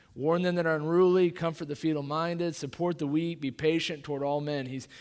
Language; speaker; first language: English; native; English